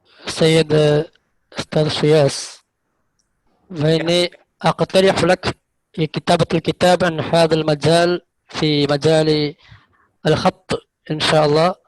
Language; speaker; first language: Arabic; non-native, learner; Malayalam